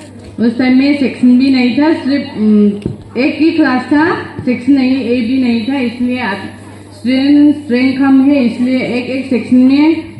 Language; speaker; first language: Hindi; non-native, local second language; Garo